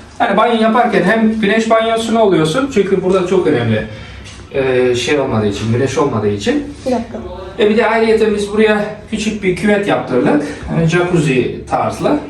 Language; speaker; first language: Turkish; early bilingual, heritage; Turkish